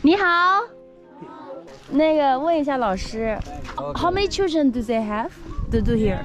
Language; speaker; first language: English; non-native, learner; Chinese